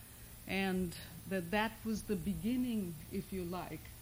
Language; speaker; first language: English; non-native, local second language; Bangla